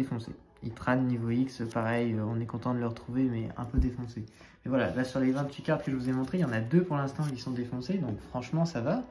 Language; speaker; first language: French; native; French